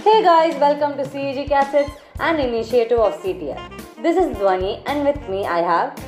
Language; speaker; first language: English; non-native, local second language; Tamil